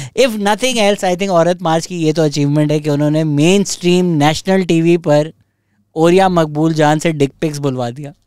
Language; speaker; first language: Urdu; native; Urdu